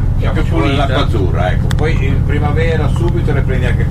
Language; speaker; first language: Italian; native; Italian